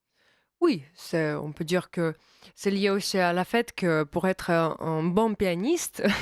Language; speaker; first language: French; non-native, fluent; Russian